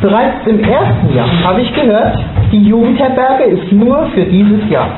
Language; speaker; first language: German; native; German